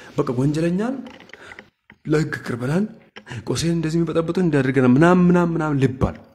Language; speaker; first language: Amharic; non-native, local second language; Hadiyya